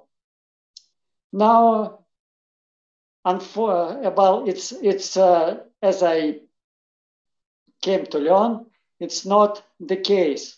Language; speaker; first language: English; non-native, fluent; Russian